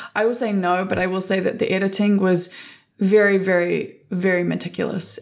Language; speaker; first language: English; native; English